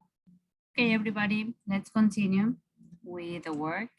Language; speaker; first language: English; non-native, fluent; Spanish